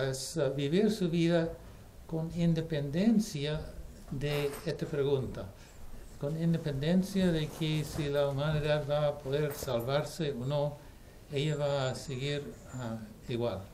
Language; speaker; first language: Spanish; non-native, fluent; English